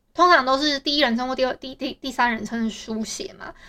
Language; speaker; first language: Chinese; native; Chinese